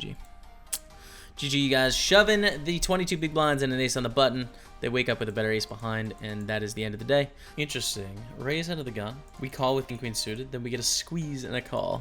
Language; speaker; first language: English; native; English